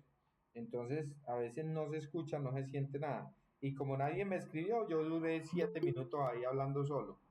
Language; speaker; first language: Spanish; native; Spanish